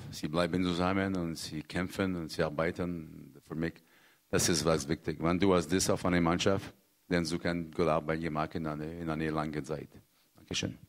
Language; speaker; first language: German; non-native, fluent; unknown